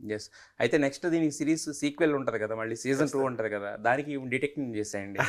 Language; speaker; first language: Telugu; native; Telugu